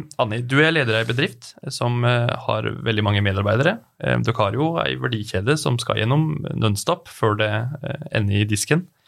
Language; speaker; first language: Norwegian; native; Norwegian